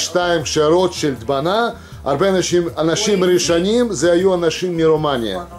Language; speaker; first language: Hebrew; non-native, learner; Russian